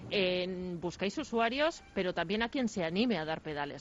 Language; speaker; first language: Spanish; native; Spanish